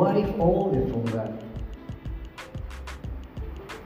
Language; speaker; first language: English; non-native, learner; Indonesian